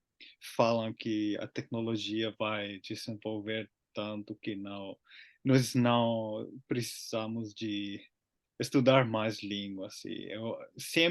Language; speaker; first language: Portuguese; non-native, learner; Finnish